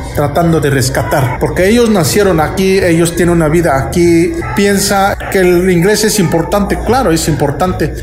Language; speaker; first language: Spanish; non-native, local second language; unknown